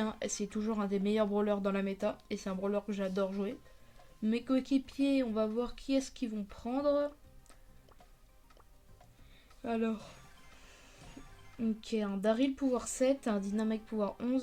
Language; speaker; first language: French; native; French